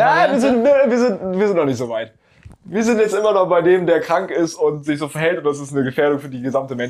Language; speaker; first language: German; native; German